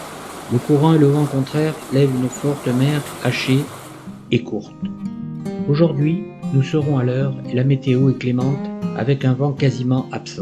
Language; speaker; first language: French; native; French